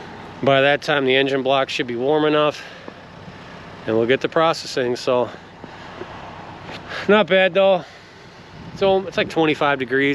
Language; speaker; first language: English; native; English